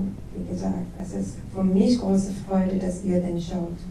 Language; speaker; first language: German; non-native, learner; Persian